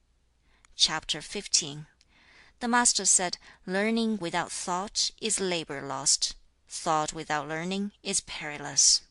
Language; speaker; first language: English; non-native, fluent; Chinese